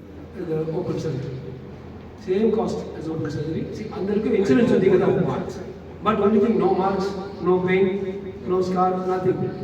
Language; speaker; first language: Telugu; non-native, learner; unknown